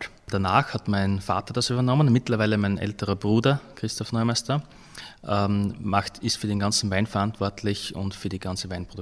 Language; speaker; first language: German; native; German